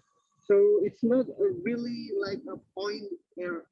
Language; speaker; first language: English; non-native, fluent; Indonesian